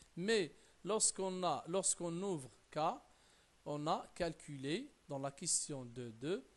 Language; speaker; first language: French; non-native, local second language; Arabic